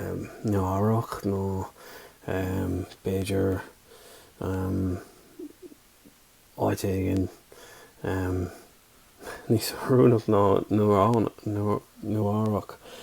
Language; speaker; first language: Irish; non-native, local second language; English